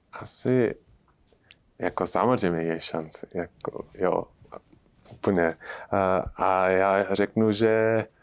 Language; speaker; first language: Czech; non-native, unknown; English